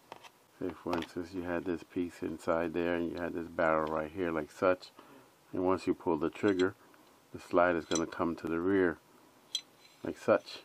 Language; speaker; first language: English; native; English